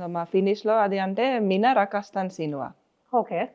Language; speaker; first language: Telugu; non-native, fluent; Finnish